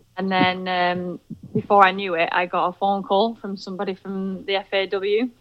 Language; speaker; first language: English; native; English